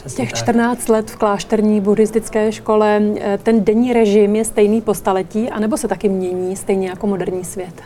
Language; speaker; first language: Czech; native; Czech